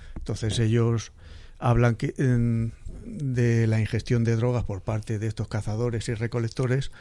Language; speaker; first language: Spanish; native; Spanish